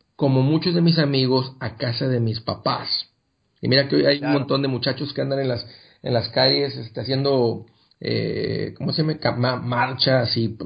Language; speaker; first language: Spanish; native; Spanish